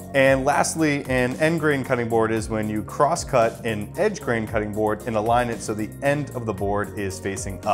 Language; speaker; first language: English; native; English